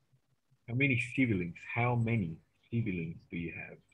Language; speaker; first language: English; non-native, fluent; Spanish